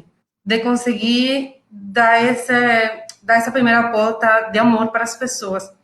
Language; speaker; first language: Portuguese; non-native, fluent; Spanish